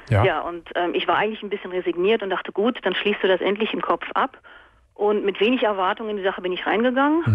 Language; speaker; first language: German; native; German